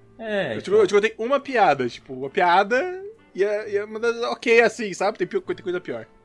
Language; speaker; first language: Portuguese; native; Portuguese